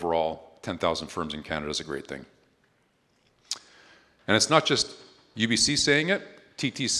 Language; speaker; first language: English; native; English